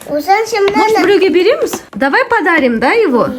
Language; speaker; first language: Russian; non-native, local second language; Kazakh